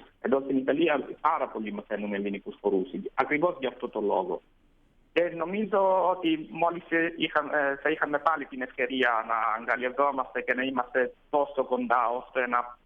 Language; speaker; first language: Greek; non-native, fluent; Italian